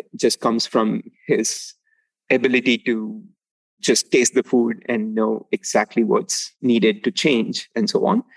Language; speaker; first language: English; non-native, local second language; Tamil